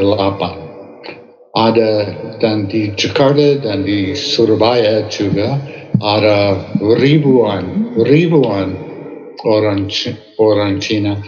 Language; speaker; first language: Indonesian; non-native, fluent; English